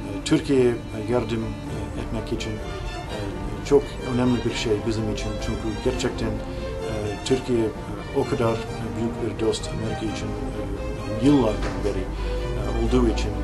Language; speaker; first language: Turkish; non-native, learner; English